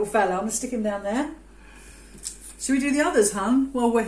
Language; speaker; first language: English; native; English